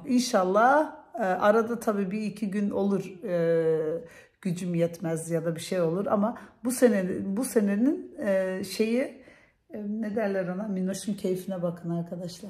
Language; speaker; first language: Turkish; early bilingual, heritage; Turkish